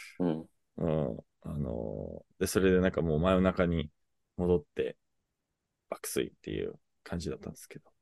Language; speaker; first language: Japanese; native; Japanese